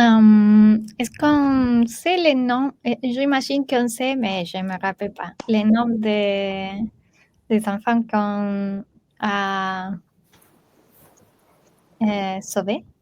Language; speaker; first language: French; non-native, learner; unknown